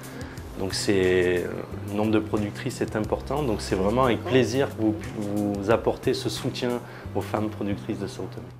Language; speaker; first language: French; native; French